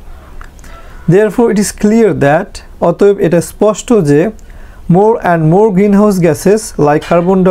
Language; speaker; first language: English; non-native, fluent; Bangla